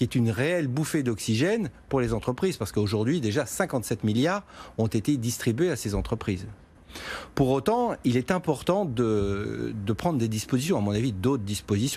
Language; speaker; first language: French; native; French